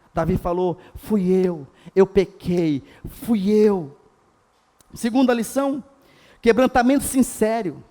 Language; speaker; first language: Portuguese; native; Portuguese